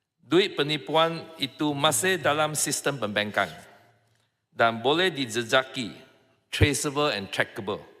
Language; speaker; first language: Malay; non-native, local second language; Chinese